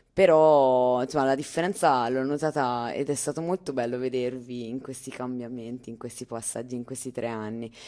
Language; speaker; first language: Italian; native; Italian